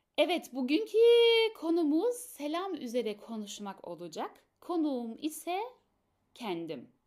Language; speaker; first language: Turkish; early bilingual, heritage; Turkish